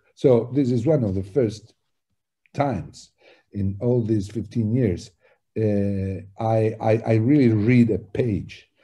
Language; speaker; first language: English; non-native, fluent; Italian